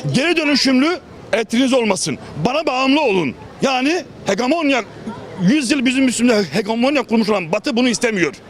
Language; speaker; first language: Turkish; native; Turkish